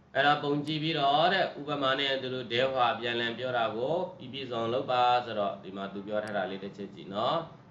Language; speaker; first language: Burmese; native; Burmese